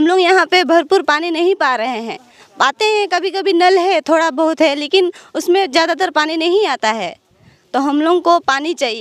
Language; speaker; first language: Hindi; non-native, local second language; Odia